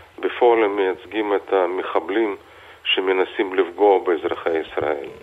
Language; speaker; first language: Hebrew; non-native, fluent; Russian